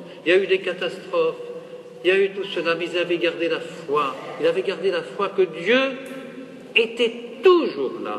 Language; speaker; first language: French; native; French